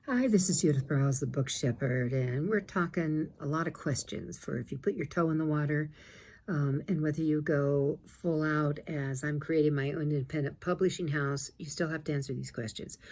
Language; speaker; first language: English; native; English